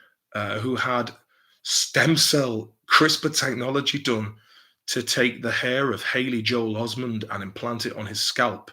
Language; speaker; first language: English; native; English